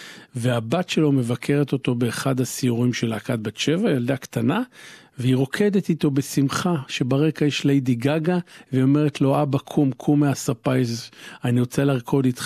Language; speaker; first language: Hebrew; native; Hebrew